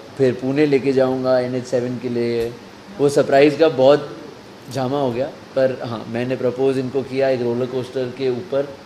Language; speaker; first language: Hindi; native; Hindi